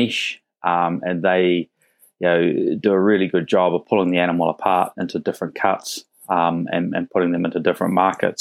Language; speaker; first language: English; native; English